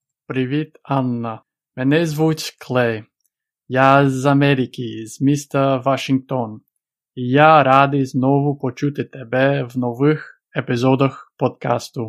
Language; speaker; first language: Ukrainian; non-native, fluent; English